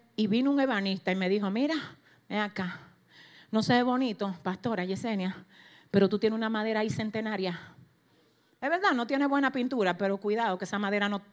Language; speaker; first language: Spanish; native; Spanish